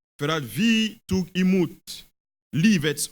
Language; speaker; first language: Swedish; non-native, fluent; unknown